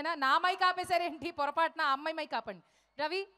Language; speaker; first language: Telugu; native; Telugu